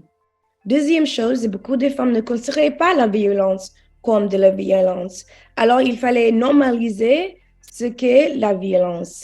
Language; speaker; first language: French; non-native, learner; English